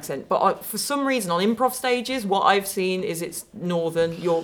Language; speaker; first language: English; native; English